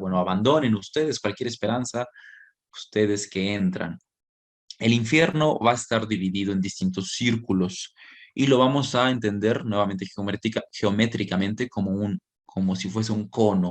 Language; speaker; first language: Spanish; native; Spanish